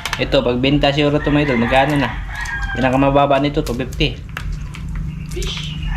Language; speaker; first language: Filipino; non-native, local second language; Cebuano